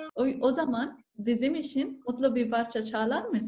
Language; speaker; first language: Turkish; non-native, learner; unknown